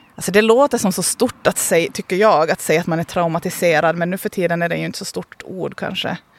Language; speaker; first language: Swedish; native; Swedish